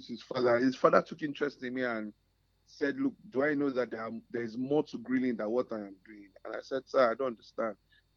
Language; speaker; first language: English; non-native, local second language; Yoruba